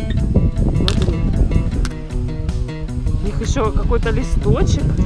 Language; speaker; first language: Russian; native; Russian